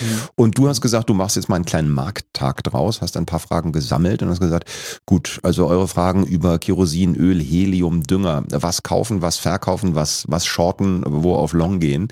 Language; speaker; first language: German; native; German